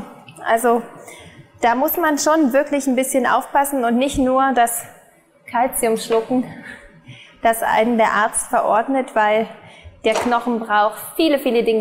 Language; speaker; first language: German; native; German